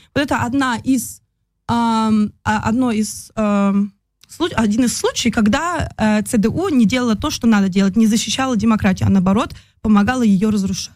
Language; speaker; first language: Russian; early bilingual, heritage; Russian